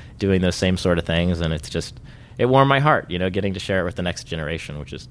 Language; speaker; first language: English; native; English